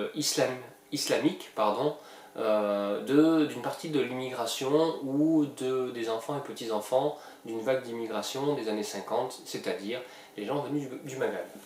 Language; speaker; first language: French; native; French